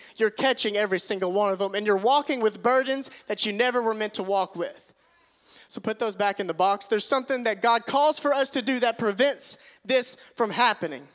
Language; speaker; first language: English; native; English